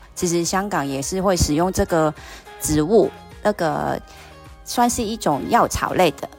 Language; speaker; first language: Chinese; non-native, fluent; Cantonese